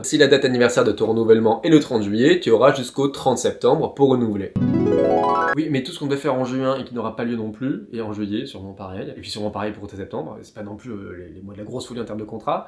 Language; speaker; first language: French; native; French